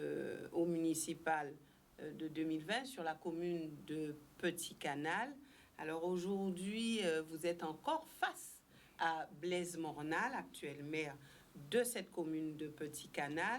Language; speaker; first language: French; native; French